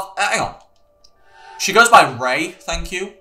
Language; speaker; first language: English; native; English